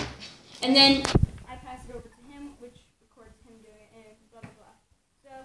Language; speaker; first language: English; native; English